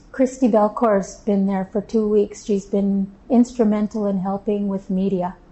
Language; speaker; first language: English; native; English